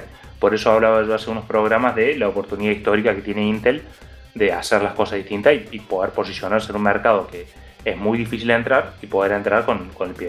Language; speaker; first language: Spanish; native; Spanish